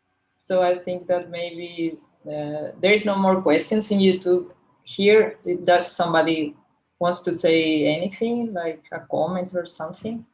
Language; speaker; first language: English; non-native, fluent; Portuguese